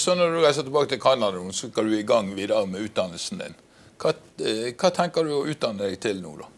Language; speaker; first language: Norwegian; native; Norwegian